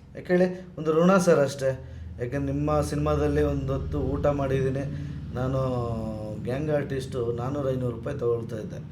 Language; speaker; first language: Kannada; native; Kannada